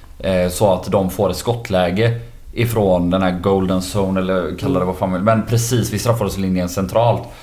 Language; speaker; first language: Swedish; native; Swedish